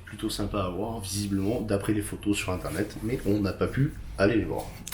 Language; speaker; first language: French; native; French